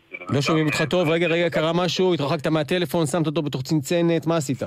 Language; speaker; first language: Hebrew; native; Hebrew